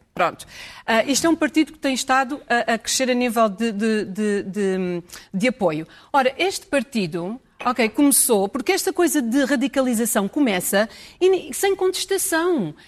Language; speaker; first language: Portuguese; early bilingual, heritage; Portuguese